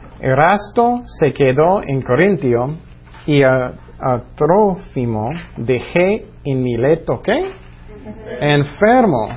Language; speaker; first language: Spanish; non-native, fluent; English